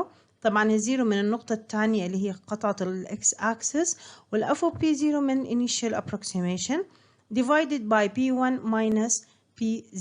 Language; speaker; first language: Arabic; native; Arabic